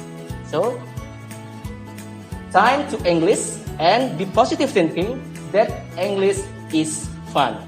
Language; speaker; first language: English; non-native, learner; Indonesian